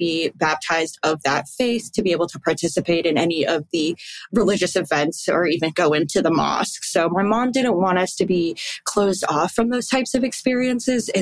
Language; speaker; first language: English; native; English